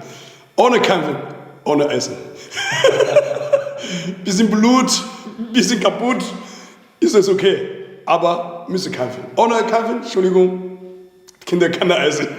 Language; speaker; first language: German; non-native, learner; Chinese